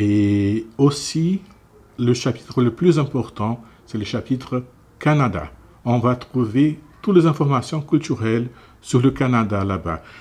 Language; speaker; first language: French; non-native, fluent; Portuguese